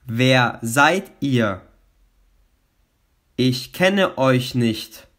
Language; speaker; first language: German; non-native, fluent; Albanian